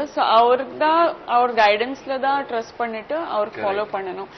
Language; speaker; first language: Tamil; non-native, fluent; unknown